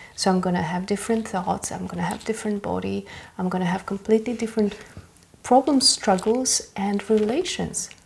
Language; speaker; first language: English; early bilingual, other home language; Russian